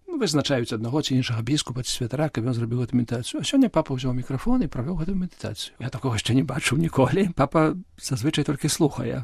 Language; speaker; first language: Belarusian; non-native, local second language; Polish